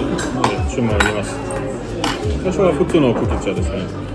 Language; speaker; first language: Japanese; non-native, fluent; French